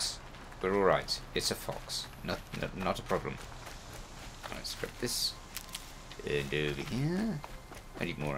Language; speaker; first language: English; native; English